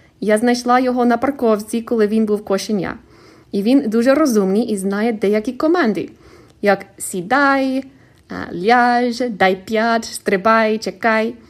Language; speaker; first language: Ukrainian; non-native, fluent; English